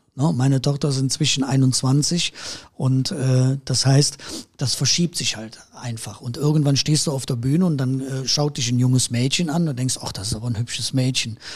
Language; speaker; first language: German; native; German